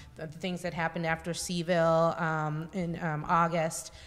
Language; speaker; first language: English; native; English